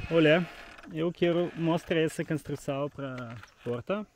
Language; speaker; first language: Portuguese; non-native, learner; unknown